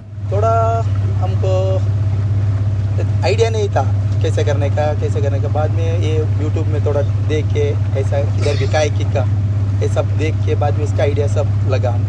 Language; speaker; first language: Hindi; non-native, local second language; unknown